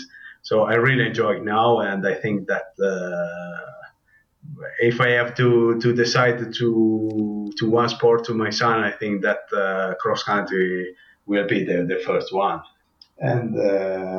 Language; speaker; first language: English; non-native, learner; Italian